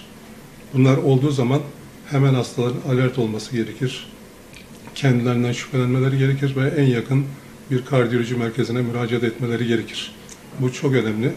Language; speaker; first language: Turkish; native; Turkish